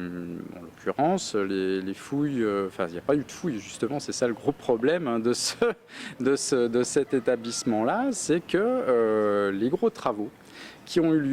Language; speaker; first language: French; native; French